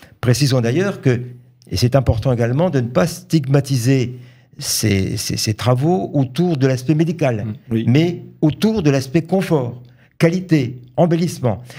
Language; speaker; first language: French; native; French